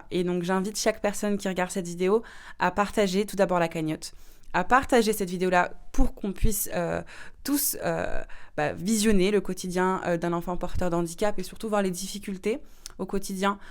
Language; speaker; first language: French; native; French